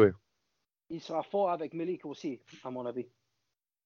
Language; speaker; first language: French; non-native, fluent; English